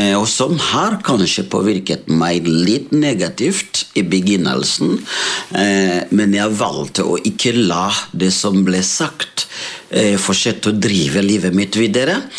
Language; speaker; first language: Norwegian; non-native, fluent; Rundi